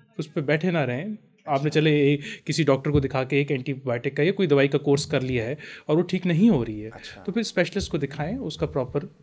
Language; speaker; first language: Urdu; native; Urdu